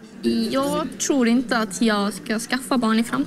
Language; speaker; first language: Swedish; early bilingual, other home language; Azerbaijani